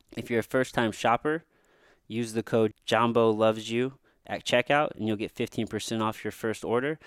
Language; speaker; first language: English; native; English